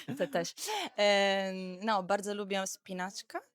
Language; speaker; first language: Polish; non-native, learner; Italian